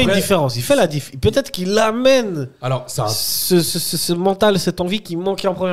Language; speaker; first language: French; native; French